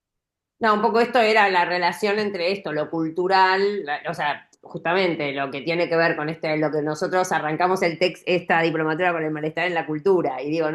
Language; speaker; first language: Spanish; native; Spanish